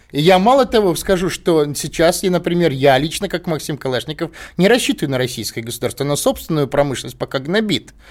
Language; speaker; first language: Russian; native; Russian